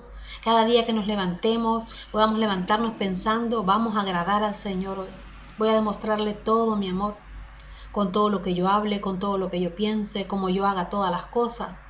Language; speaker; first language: Spanish; native; Spanish